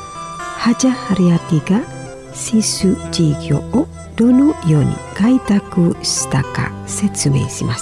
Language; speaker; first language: Japanese; non-native, fluent; Indonesian